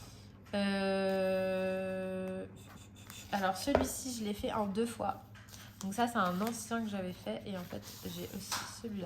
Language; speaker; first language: French; native; French